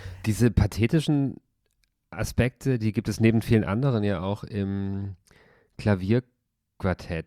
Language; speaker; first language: German; native; German